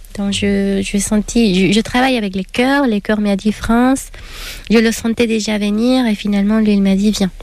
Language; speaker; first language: French; non-native, fluent; Spanish